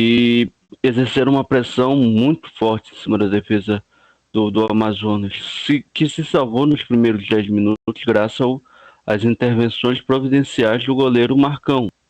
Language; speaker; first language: Portuguese; native; Portuguese